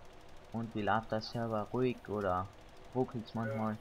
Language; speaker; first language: German; native; German